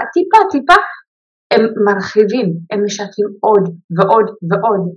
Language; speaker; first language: Hebrew; early bilingual, other home language; Amharic